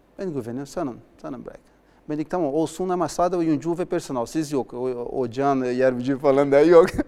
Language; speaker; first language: Turkish; non-native, learner; Portuguese